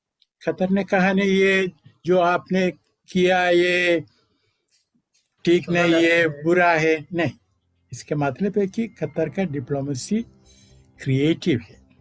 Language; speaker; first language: Hindi; non-native, local second language; Malayalam